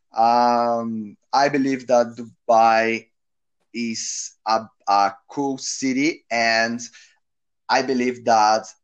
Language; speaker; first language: English; non-native, learner; Portuguese